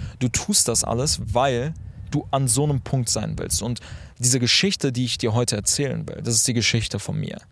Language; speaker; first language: German; early bilingual, other home language; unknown